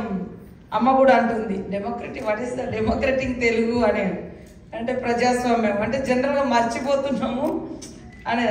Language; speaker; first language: Telugu; native; Telugu